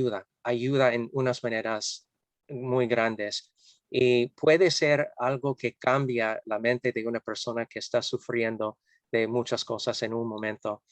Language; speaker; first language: Spanish; non-native, fluent; English